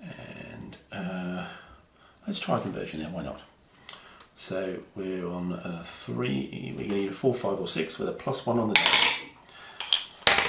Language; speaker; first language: English; native; English